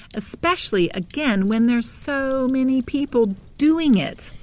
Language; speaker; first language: English; native; English